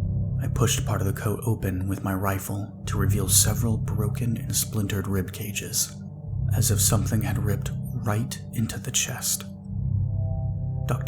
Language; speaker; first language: English; native; English